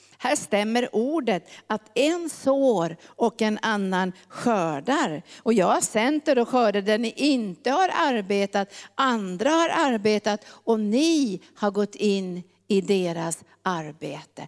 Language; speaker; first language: Swedish; native; Swedish